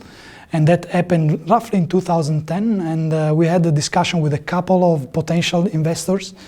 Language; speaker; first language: English; non-native, fluent; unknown